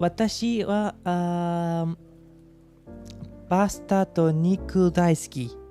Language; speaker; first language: Japanese; non-native, learner; Spanish